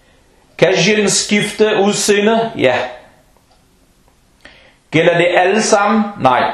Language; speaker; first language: Danish; non-native, local second language; Arabic